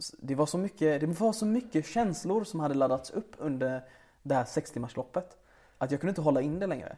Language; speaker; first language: Swedish; early bilingual, other home language; Arabic